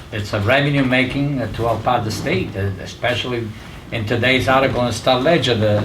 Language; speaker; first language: English; non-native, fluent; Italian